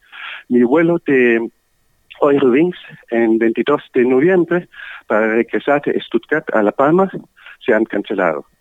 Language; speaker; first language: Spanish; non-native, learner; German